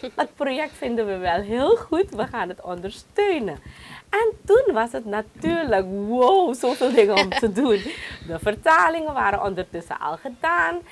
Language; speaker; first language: Dutch; non-native, local second language; Caribbean Hindustani